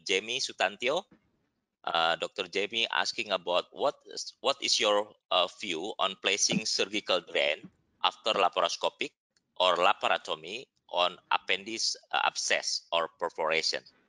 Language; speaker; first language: English; non-native, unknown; Indonesian